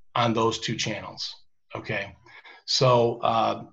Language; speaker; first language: English; native; English